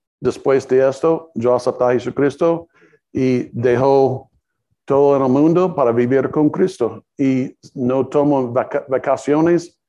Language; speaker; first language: Spanish; non-native, learner; English